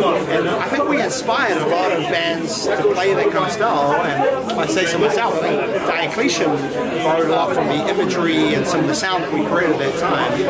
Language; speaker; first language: English; native; English